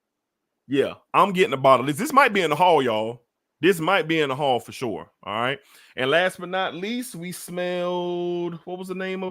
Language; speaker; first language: English; native; English